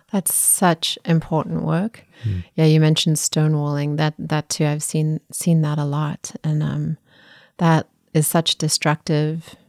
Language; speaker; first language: English; native; English